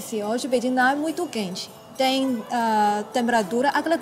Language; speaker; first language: Portuguese; non-native, fluent; Chinese